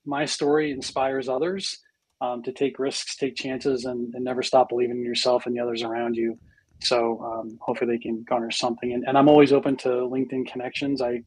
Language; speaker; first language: English; native; English